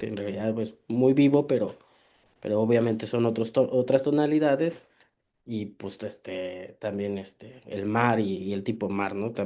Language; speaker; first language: Spanish; native; Spanish